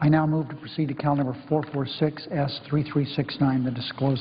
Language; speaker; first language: English; native; English